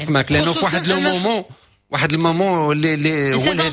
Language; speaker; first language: Arabic; native; Arabic